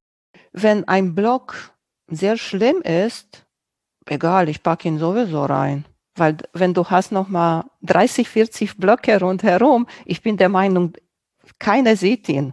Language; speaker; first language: German; non-native, local second language; Romanian